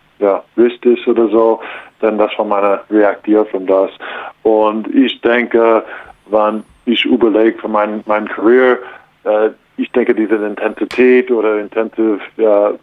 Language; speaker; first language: German; non-native, learner; English